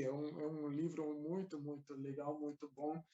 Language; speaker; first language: Portuguese; non-native, fluent; German